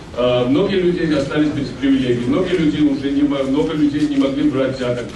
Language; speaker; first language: Russian; non-native, local second language; Georgian